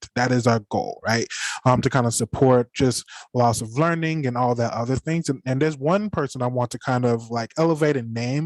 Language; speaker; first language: English; native; English